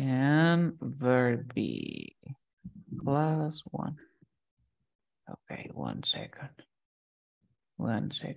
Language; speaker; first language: English; non-native, fluent; Spanish